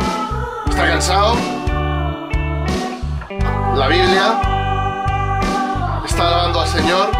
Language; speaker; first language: Spanish; native; Spanish